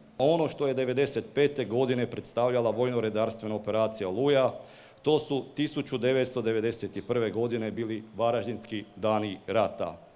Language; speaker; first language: Croatian; native; Croatian